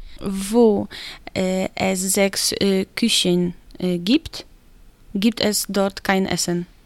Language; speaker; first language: German; non-native, learner; Polish